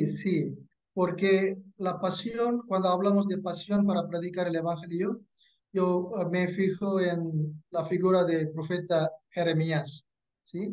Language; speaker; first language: Spanish; non-native, fluent; Tamil